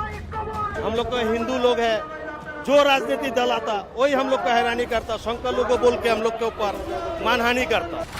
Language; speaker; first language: Hindi; non-native, learner; Bangla